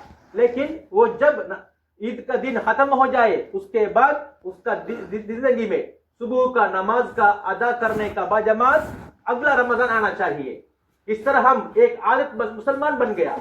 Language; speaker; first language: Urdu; non-native, local second language; Tamil